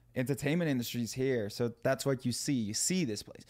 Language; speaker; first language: English; non-native, fluent; Dutch